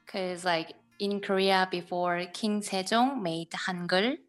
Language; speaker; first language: English; non-native, fluent; Korean